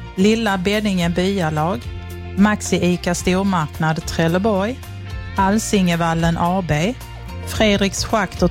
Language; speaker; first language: Swedish; native; Swedish